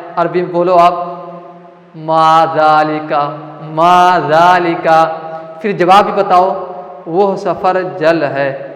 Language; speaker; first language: Urdu; non-native, local second language; Malayalam